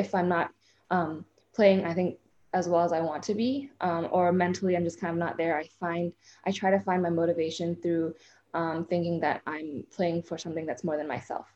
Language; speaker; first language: English; non-native, local second language; Cantonese